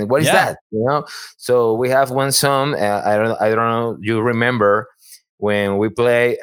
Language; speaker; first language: English; non-native, learner; Spanish